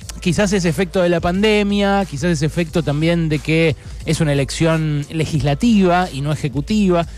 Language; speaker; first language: Spanish; native; Spanish